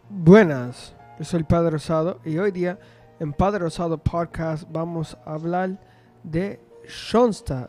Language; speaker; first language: Spanish; native; Spanish